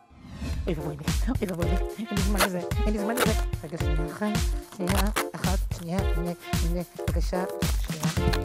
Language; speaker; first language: Hebrew; native; Hebrew